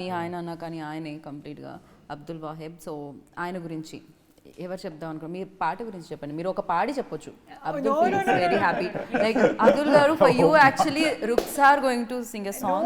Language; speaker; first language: Telugu; native; Telugu